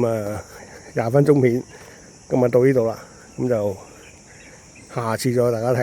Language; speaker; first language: Chinese; native; Chinese